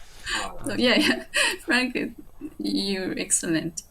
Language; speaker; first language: English; non-native, learner; Japanese